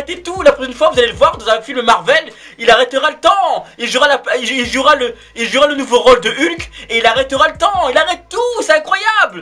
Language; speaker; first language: French; native; French